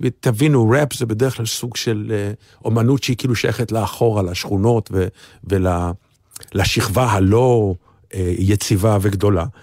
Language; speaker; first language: Hebrew; native; Hebrew